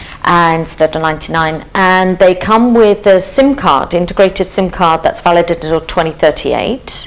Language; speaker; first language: English; native; English